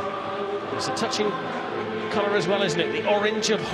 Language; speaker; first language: English; native; English